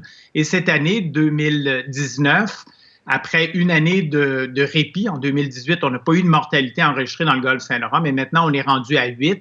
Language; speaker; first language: French; native; French